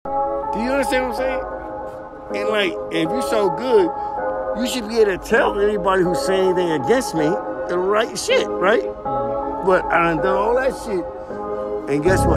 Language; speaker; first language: English; native; English